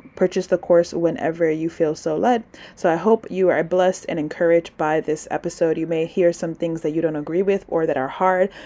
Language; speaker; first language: English; early bilingual, other home language; Spanish